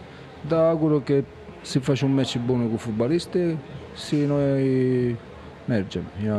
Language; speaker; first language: Romanian; non-native, learner; Italian